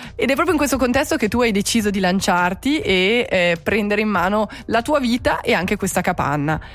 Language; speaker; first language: Italian; native; Italian